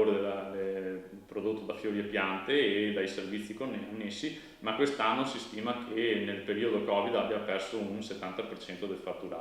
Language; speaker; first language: Italian; native; Italian